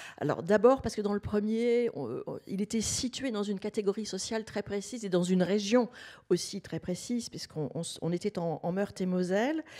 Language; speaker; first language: French; native; French